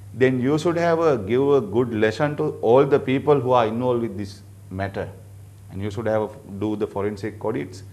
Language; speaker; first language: English; non-native, local second language; Sinhala